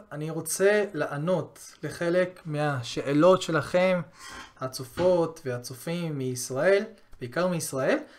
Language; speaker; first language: Hebrew; early bilingual, other home language; Korean